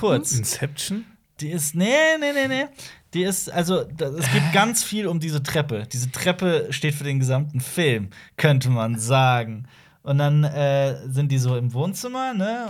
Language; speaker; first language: German; native; German